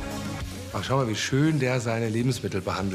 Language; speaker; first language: German; native; German